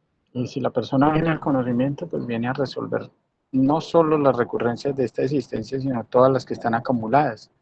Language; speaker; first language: Spanish; native; Spanish